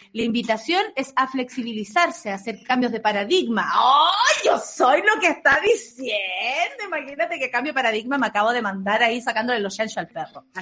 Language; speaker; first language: Spanish; native; Spanish